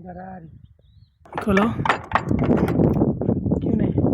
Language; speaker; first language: Hindi; non-native, learner; Bangla